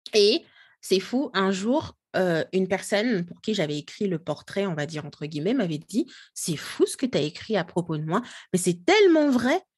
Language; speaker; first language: French; non-native, local second language; Lingala